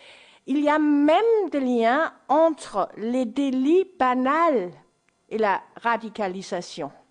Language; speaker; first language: French; non-native, fluent; Danish